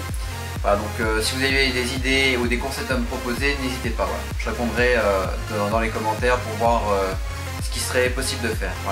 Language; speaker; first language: French; native; French